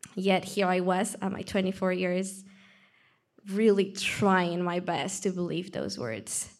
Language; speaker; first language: English; non-native, fluent; Spanish